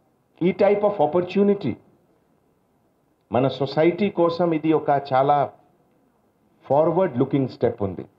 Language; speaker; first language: Telugu; non-native, local second language; Hindi